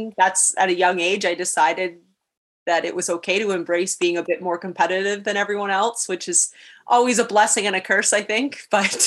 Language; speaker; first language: English; native; English